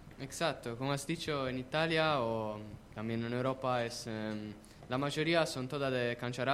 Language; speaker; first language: Spanish; non-native, learner; Italian